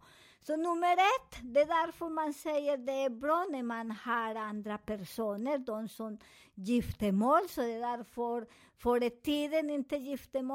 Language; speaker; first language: Swedish; non-native, fluent; Spanish